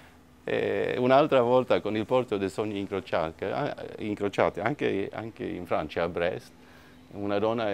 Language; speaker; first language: Italian; non-native, fluent; Swedish